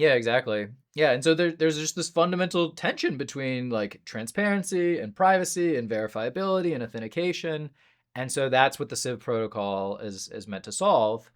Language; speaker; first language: English; native; English